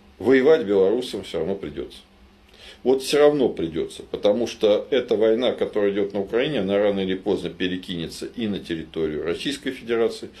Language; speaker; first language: Russian; native; Russian